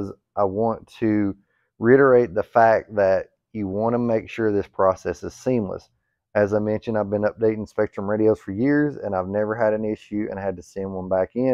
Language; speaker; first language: English; native; English